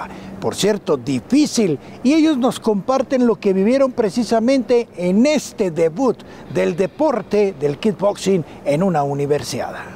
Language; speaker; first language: Spanish; native; Spanish